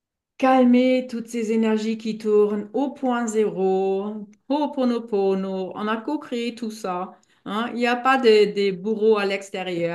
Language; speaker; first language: French; non-native, fluent; German